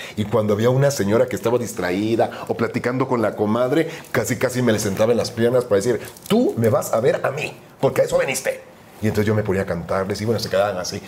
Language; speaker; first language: Spanish; native; Spanish